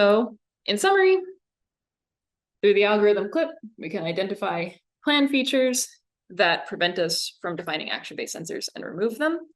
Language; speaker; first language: English; native; English